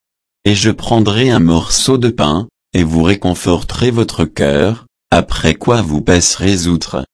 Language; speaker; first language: French; native; French